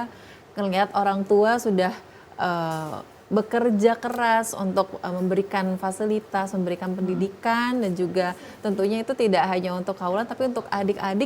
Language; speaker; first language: Indonesian; native; Indonesian